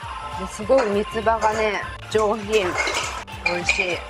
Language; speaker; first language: Japanese; native; Japanese